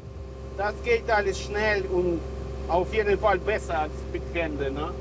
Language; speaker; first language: German; non-native, learner; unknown